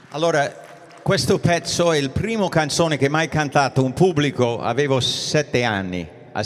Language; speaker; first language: Italian; early bilingual, heritage; English